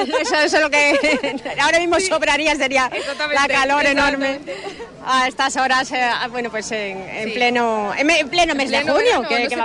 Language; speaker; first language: Spanish; native; Spanish